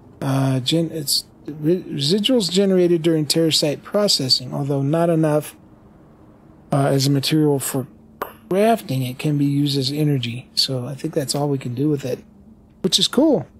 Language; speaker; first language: English; native; English